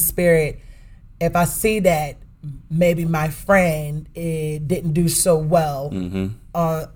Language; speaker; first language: English; native; English